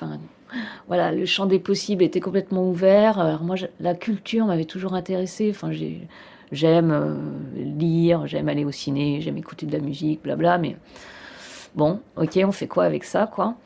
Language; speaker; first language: French; native; French